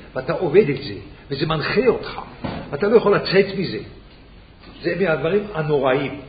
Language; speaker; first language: Hebrew; non-native, fluent; Swiss German